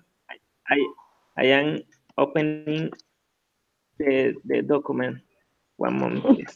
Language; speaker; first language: English; non-native, learner; Spanish